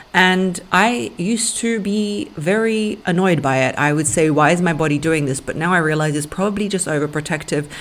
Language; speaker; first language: English; early bilingual, other home language; Russian